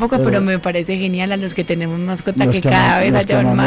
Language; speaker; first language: Spanish; native; Spanish